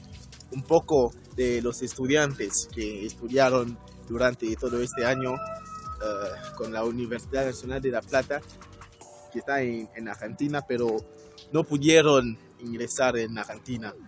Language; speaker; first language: Spanish; non-native, fluent; French